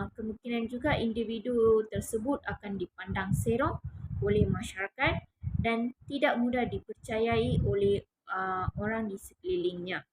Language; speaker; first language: Malay; non-native, local second language; Tamil